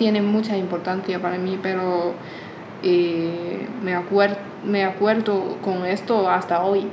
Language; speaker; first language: Spanish; non-native, fluent; Chinese